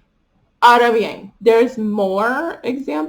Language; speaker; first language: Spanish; early bilingual, heritage; Spanish